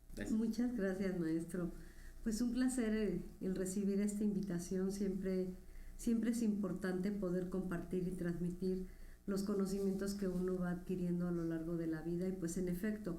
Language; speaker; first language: Spanish; native; Spanish